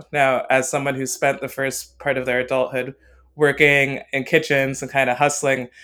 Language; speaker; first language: English; native; English